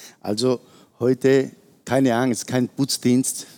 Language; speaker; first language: German; non-native, fluent; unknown